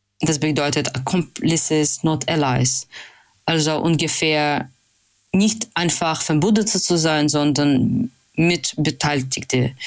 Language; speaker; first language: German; non-native, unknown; Russian